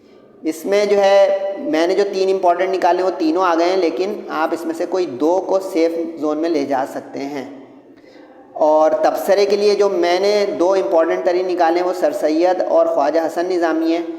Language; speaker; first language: Urdu; native; Urdu